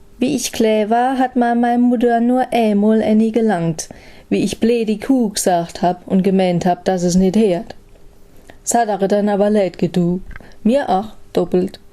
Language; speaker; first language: German; native; German